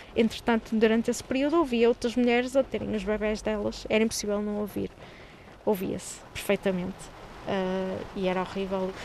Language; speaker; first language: Portuguese; native; Portuguese